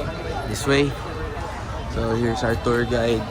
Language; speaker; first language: English; non-native, fluent; Filipino